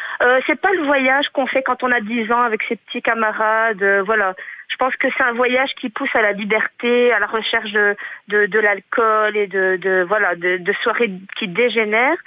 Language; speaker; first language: French; native; French